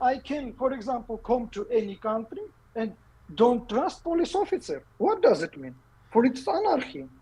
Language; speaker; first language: English; non-native, learner; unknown